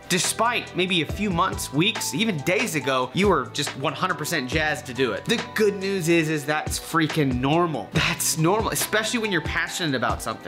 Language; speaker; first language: English; native; English